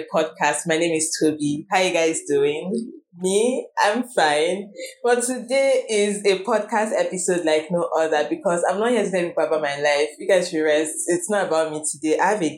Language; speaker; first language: English; non-native, local second language; Igbo